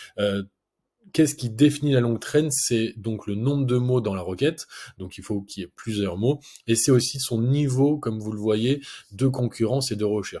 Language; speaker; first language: French; native; French